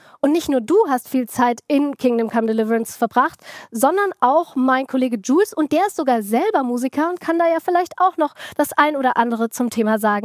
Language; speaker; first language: German; native; German